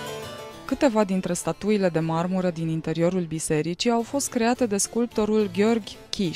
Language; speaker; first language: Romanian; native; Romanian